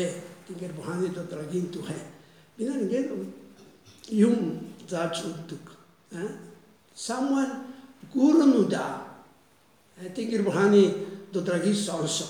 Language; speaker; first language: Mongolian; non-native, fluent; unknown